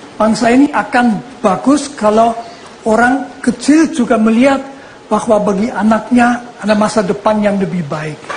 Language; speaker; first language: Indonesian; non-native, fluent; German